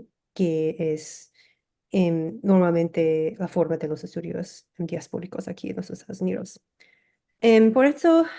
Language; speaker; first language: Spanish; early bilingual, heritage; English